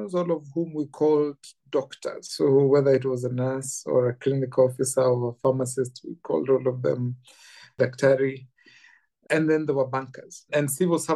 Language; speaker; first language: English; non-native, local second language; Kikuyu